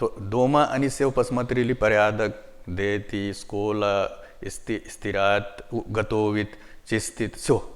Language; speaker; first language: Russian; non-native, learner; Hindi